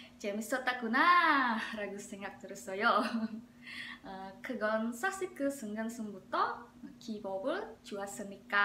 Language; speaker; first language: Korean; non-native, learner; Indonesian